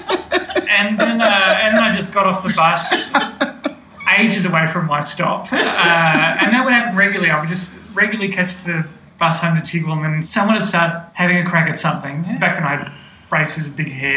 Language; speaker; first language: English; native; English